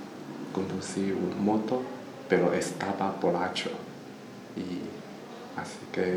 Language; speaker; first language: Spanish; non-native, learner; Chinese